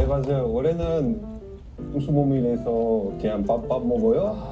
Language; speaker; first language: Korean; non-native, fluent; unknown